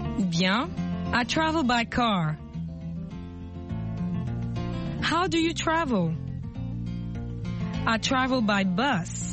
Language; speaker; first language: English; non-native, fluent; French